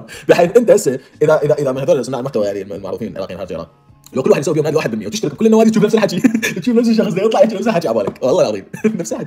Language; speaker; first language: Arabic; native; Arabic